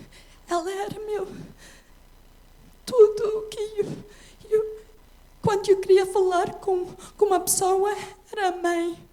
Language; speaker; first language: Portuguese; early bilingual, heritage; English